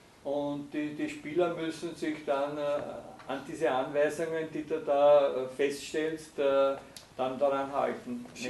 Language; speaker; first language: German; native; German